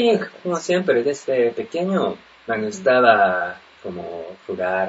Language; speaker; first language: Spanish; non-native, learner; Japanese